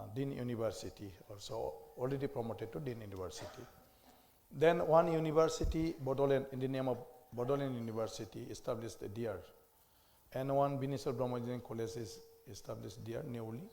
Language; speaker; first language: English; non-native, local second language; Assamese